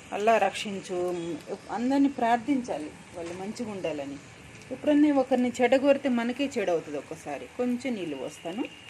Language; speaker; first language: Telugu; non-native, local second language; Urdu